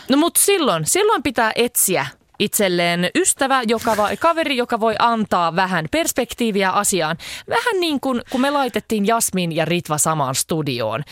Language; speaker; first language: Finnish; native; Finnish